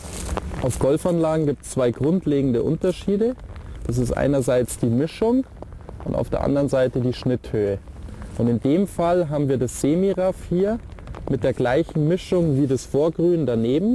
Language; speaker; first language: German; native; German